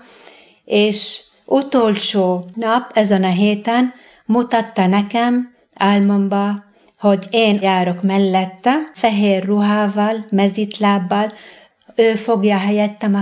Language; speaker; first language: Hungarian; non-native, fluent; Arabic